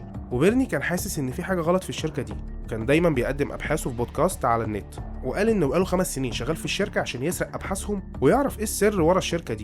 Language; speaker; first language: Arabic; native; Arabic